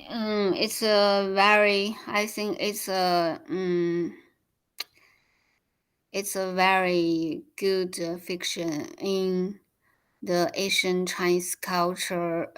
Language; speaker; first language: English; non-native, learner; Chinese